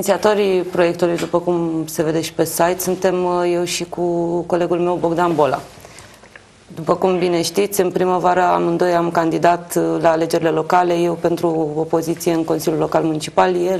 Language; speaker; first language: Romanian; native; Romanian